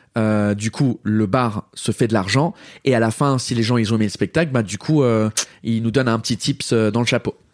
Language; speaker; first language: French; early bilingual, heritage; English